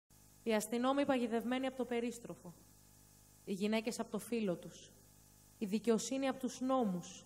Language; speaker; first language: Greek; native; Greek